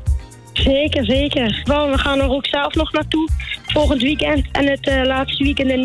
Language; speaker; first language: Dutch; native; Dutch